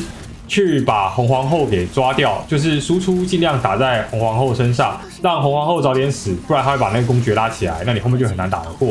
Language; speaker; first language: Chinese; native; Chinese